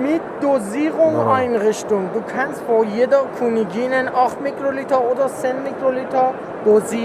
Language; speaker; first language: German; non-native, learner; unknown